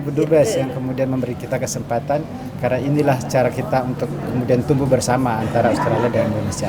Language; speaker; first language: Indonesian; native; Indonesian